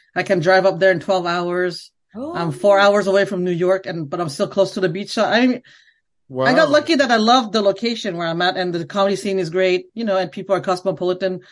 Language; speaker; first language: English; non-native, fluent; Khmer